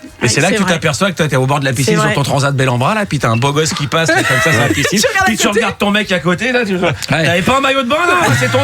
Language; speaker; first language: French; native; French